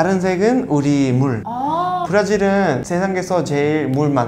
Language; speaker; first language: Korean; non-native, learner; Portuguese